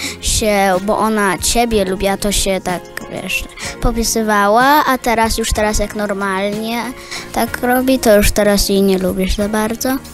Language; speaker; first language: Polish; early bilingual, heritage; Polish